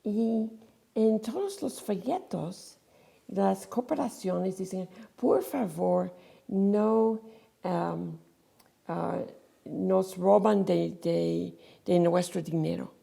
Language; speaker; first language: Spanish; non-native, fluent; English